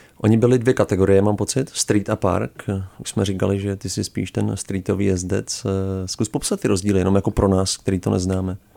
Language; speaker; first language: Czech; native; Czech